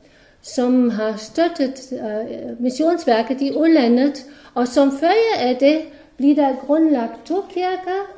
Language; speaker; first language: Danish; non-native, fluent; German